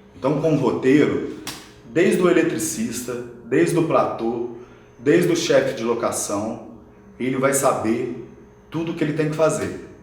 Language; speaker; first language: Portuguese; native; Portuguese